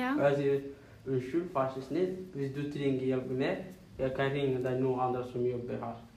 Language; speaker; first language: Norwegian; non-native, learner; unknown